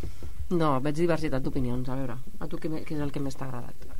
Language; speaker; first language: Catalan; native; Catalan